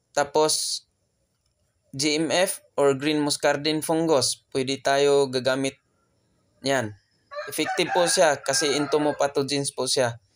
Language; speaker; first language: Filipino; non-native, local second language; Cebuano